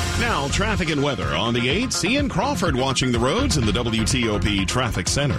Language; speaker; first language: English; native; English